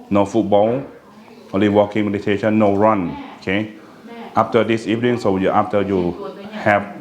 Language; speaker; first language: English; non-native, learner; Thai